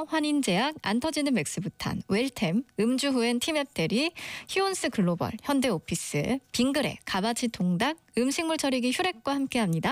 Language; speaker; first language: Korean; native; Korean